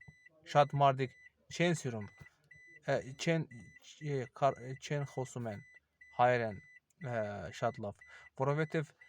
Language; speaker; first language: Armenian; non-native, learner; Azerbaijani